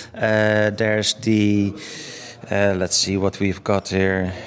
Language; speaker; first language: English; non-native, fluent; Dutch